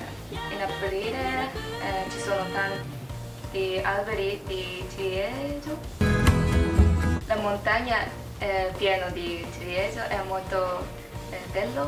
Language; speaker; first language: Italian; non-native, learner; Japanese